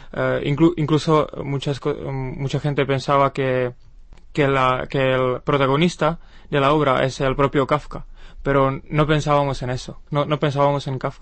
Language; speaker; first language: Spanish; non-native, fluent; Czech